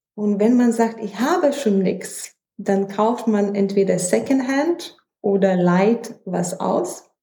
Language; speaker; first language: German; non-native, fluent; Lithuanian